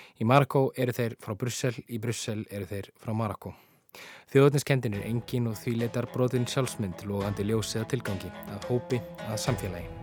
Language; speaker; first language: Icelandic; native; Icelandic